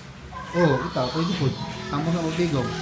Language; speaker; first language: Filipino; non-native, local second language; Cebuano